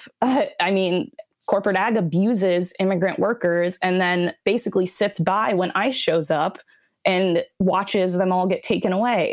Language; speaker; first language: English; native; English